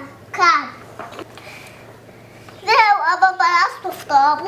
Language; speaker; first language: Hebrew; early bilingual, other home language; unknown